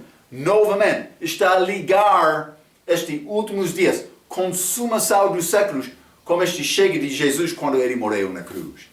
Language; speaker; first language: Portuguese; non-native, fluent; English